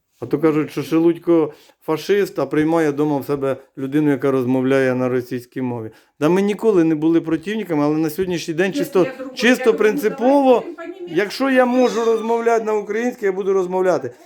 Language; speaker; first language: Ukrainian; native; Ukrainian